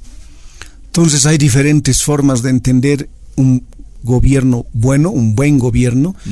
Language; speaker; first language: Spanish; native; Spanish